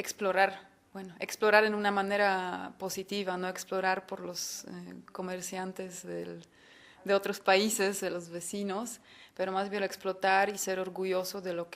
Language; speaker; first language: Spanish; non-native, fluent; Polish